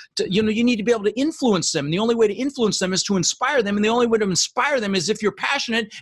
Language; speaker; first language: English; early bilingual, other home language; Dutch